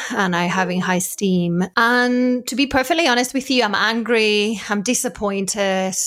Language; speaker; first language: English; non-native, fluent; Spanish